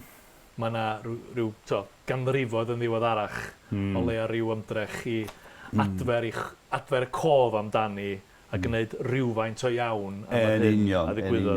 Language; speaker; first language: Welsh; native; Welsh